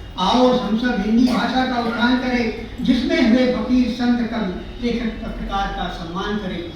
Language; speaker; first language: Hindi; native; Hindi